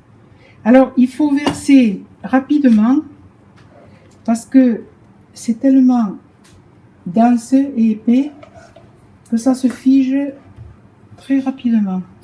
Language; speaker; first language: French; native; French